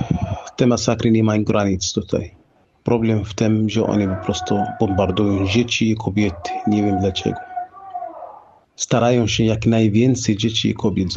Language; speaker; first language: Polish; non-native, fluent; Arabic